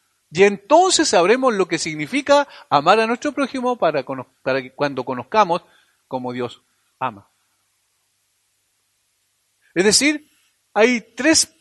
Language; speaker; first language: Spanish; native; Spanish